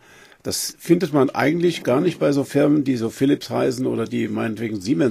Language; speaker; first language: German; native; German